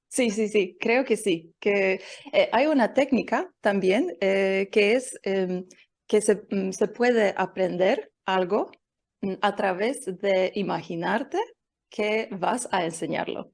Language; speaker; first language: Spanish; non-native, learner; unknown